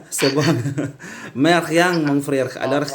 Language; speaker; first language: French; non-native, learner; Indonesian